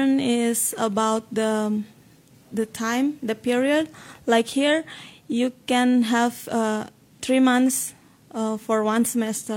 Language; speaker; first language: English; non-native, fluent; Indonesian